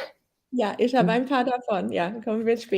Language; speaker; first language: German; non-native, fluent; English